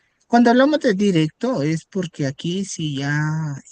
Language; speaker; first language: Spanish; native; Spanish